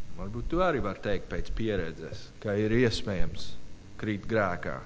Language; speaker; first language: Latvian; non-native, learner; English